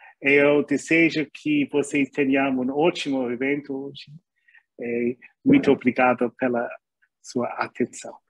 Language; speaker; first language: Portuguese; non-native, learner; English